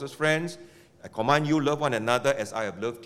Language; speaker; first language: English; non-native, local second language; Min Nan Chinese